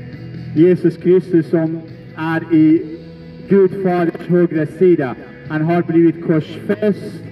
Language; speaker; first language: Swedish; non-native, learner; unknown